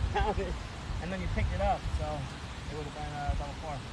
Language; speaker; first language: English; native; English